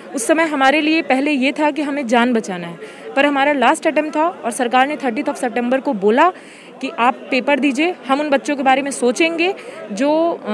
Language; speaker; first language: Hindi; native; Hindi